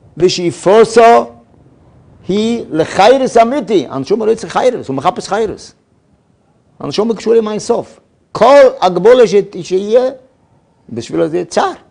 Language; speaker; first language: Hebrew; non-native, fluent; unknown